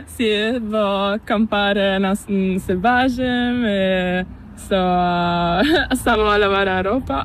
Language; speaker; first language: Spanish; non-native, learner; Italian